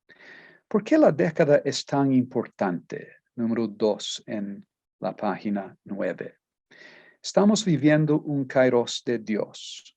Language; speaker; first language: Spanish; non-native, fluent; Portuguese